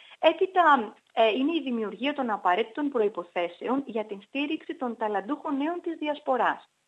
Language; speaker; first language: Greek; native; Greek